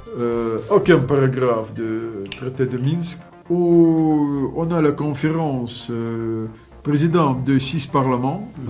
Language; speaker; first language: French; non-native, fluent; Russian